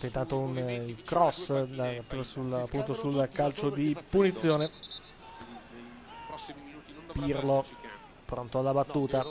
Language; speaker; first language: Italian; native; Italian